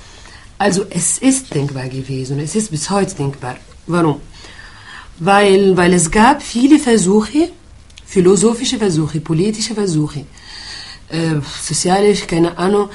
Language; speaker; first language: German; non-native, fluent; Arabic